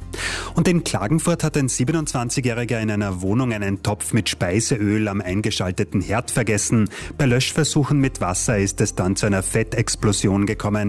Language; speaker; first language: German; native; German